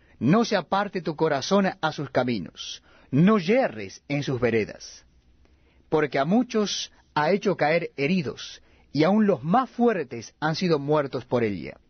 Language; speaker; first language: Spanish; native; Spanish